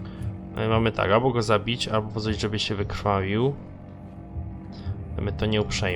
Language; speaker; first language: Polish; native; Polish